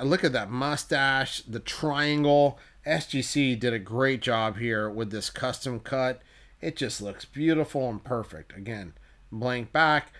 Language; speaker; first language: English; native; English